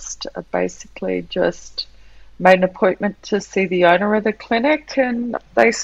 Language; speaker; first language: English; native; English